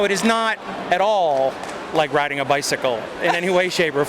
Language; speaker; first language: English; native; English